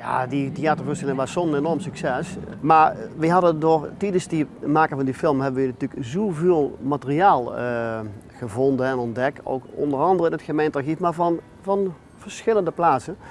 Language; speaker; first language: Dutch; native; Dutch